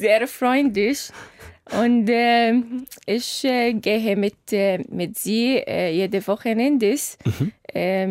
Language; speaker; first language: German; non-native, learner; Arabic